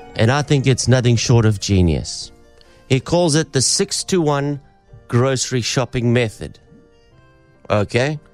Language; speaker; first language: English; native; English